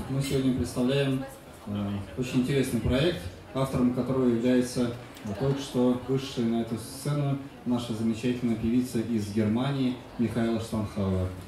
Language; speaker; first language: Russian; native; Russian